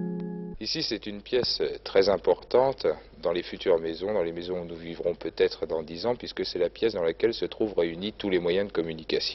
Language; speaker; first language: French; native; French